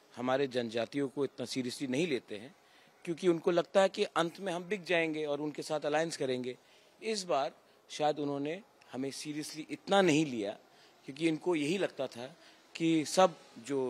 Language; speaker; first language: Hindi; non-native, local second language; Kok Borok